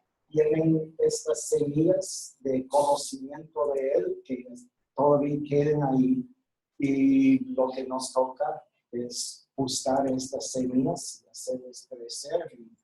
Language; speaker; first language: Spanish; non-native, fluent; English